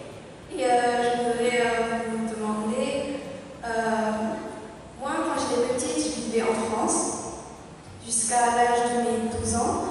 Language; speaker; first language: French; early bilingual, other home language; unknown